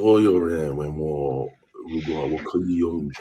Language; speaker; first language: Chinese; non-native, learner; English